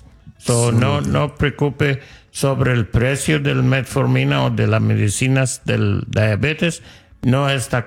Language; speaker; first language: Spanish; non-native, fluent; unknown